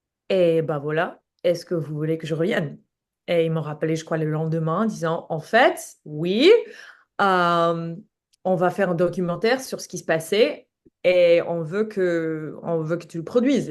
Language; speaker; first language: French; non-native, fluent; English